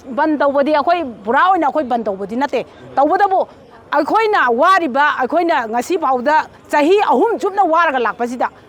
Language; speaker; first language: Manipuri; native; Manipuri